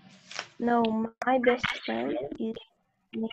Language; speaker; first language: English; non-native, learner; Portuguese